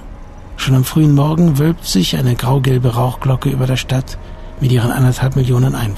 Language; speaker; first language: German; native; German